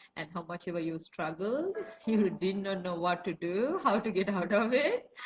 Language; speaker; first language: English; non-native, local second language; Sinhala